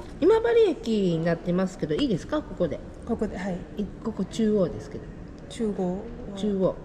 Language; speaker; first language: Japanese; native; Japanese